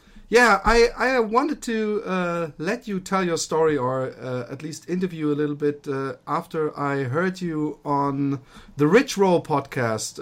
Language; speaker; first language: English; non-native, fluent; German